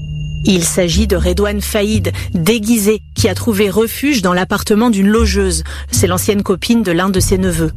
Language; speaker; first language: French; native; French